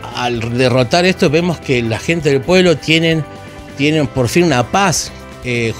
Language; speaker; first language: Spanish; native; Spanish